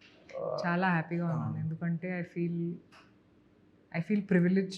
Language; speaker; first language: Telugu; non-native, local second language; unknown